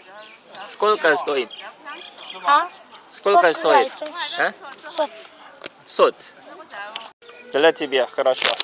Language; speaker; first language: Russian; non-native, learner; English